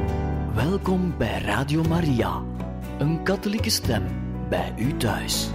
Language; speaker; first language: Dutch; native; Dutch